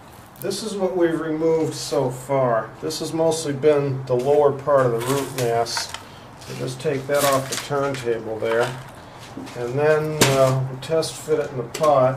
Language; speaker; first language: English; native; English